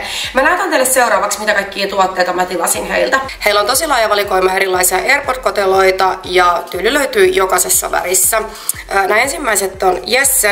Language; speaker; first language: Finnish; native; Finnish